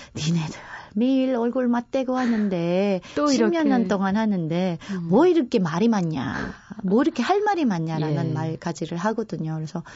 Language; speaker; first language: Korean; non-native, fluent; Filipino